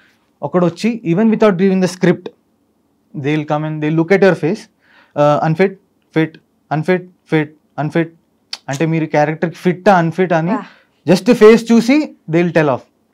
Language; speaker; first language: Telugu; non-native, fluent; Malayalam